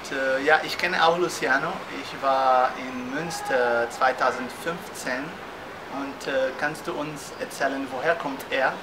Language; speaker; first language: German; non-native, fluent; Portuguese